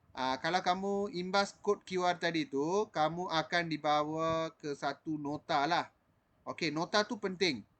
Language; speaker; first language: Malay; non-native, local second language; Tamil